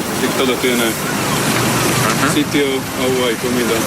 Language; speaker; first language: Spanish; non-native, learner; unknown